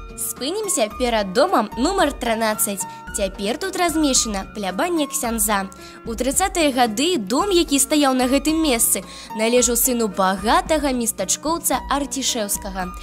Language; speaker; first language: Belarusian; native; Belarusian